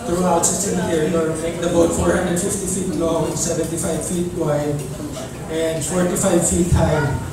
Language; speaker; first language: English; non-native, local second language; Filipino